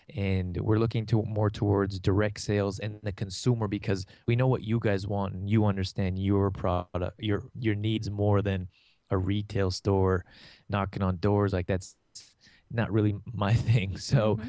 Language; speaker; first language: English; native; English